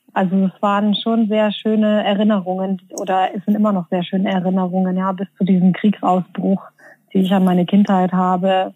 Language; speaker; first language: German; early bilingual, other home language; Bosnian